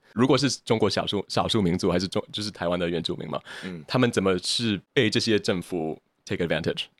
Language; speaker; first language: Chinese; early bilingual, heritage; Chinese